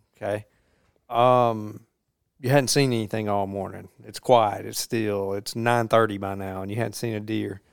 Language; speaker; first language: English; native; English